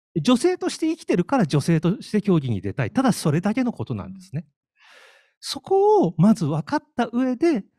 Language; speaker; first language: Japanese; native; Japanese